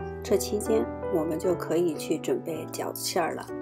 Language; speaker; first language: Chinese; native; Chinese